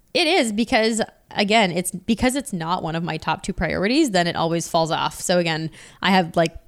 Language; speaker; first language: English; native; English